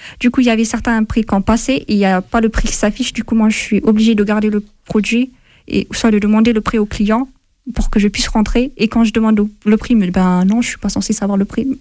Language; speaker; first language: French; non-native, fluent; Amharic